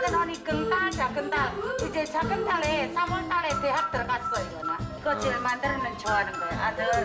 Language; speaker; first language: Korean; non-native, learner; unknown